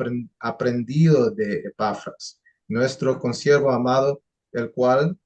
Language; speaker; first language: Spanish; early bilingual, heritage; English